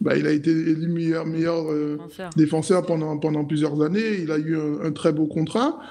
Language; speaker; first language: French; native; French